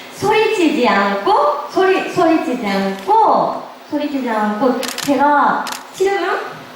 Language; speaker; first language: Korean; non-native, learner; Japanese